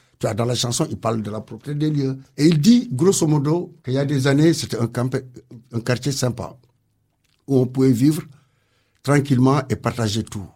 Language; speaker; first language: French; non-native, local second language; Wolof